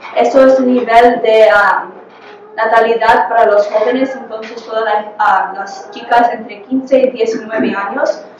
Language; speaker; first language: Spanish; non-native, fluent; English